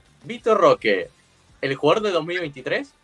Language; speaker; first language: Spanish; native; Spanish